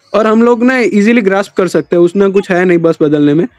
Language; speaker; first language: Hindi; non-native, local second language; Gujarati